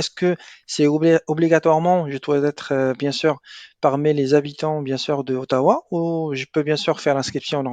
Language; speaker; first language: French; non-native, local second language; Arabic